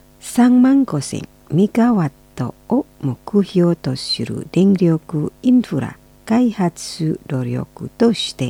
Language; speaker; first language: Japanese; non-native, fluent; Indonesian